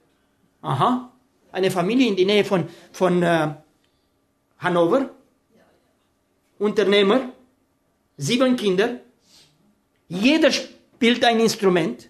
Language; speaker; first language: German; non-native, fluent; Romanian